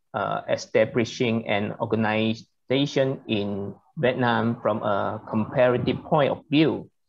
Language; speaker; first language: English; non-native, learner; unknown